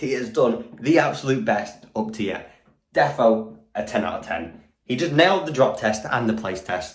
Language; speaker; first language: English; native; English